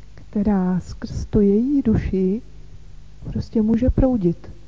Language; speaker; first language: Czech; native; Czech